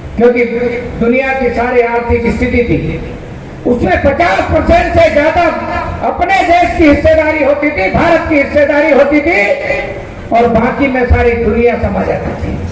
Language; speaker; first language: Hindi; native; Hindi